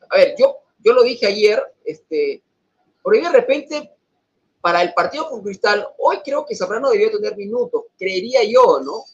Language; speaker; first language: Spanish; native; Spanish